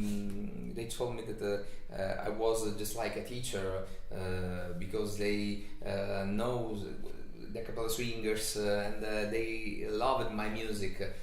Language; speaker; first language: English; non-native, learner; Italian